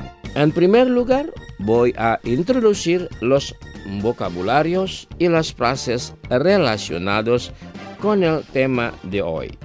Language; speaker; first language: Spanish; non-native, fluent; Indonesian